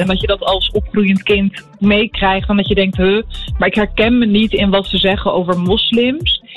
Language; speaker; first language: Dutch; early bilingual, other home language; Arabic